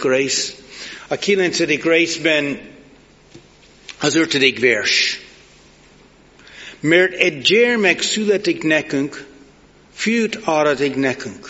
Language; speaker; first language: Hungarian; non-native, learner; English